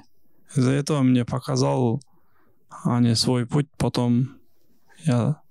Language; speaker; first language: Russian; non-native, local second language; Kyrgyz